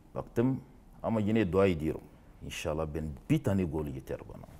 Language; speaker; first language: Turkish; non-native, learner; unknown